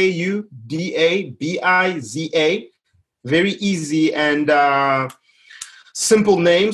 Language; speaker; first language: English; non-native, local second language; Shona